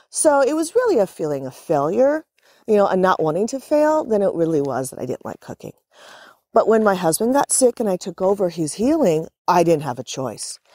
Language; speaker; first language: English; native; English